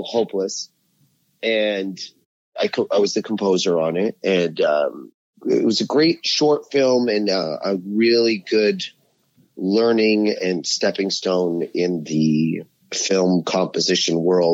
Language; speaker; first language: English; native; English